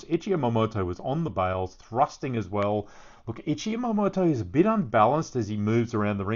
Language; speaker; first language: English; native; English